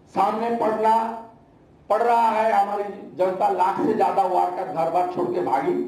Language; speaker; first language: Hindi; non-native, local second language; Bangla